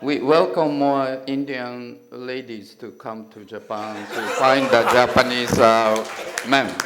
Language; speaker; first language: English; non-native, fluent; Japanese